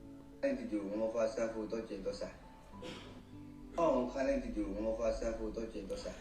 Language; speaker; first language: Chinese; non-native, learner; Burmese